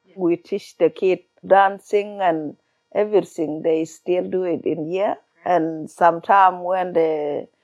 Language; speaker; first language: English; non-native, learner; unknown